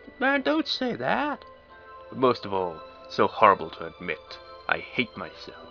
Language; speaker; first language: English; native; English